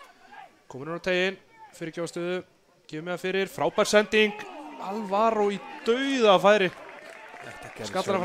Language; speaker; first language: Icelandic; native; Icelandic